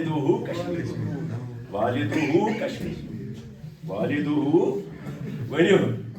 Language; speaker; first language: Arabic; non-native, fluent; Kashmiri